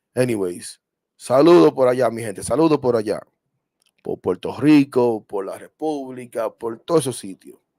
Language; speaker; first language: Spanish; early bilingual, heritage; Spanish